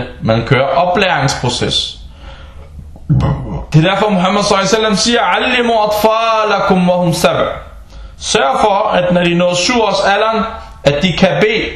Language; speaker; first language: Danish; early bilingual, other home language; Arabic